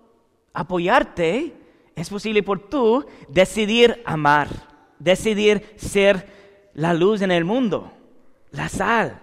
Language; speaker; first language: Spanish; non-native, learner; English